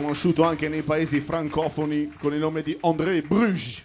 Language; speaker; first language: Italian; native; Italian